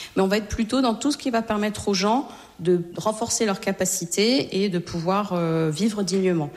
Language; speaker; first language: French; native; French